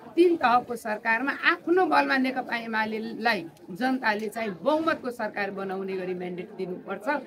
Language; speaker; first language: Nepali; non-native, local second language; Maithili